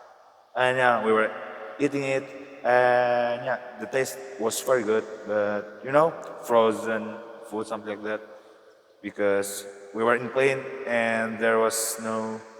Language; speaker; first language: English; non-native, learner; Indonesian